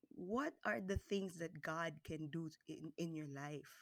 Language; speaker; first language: English; non-native, local second language; Cebuano